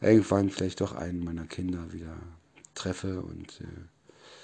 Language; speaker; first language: German; native; German